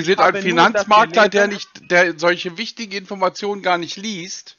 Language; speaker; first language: German; native; German